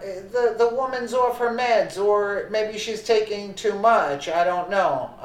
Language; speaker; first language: English; native; English